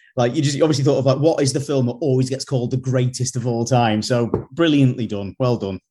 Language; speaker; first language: English; native; English